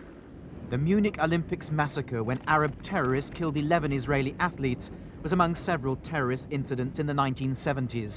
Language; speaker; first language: English; native; English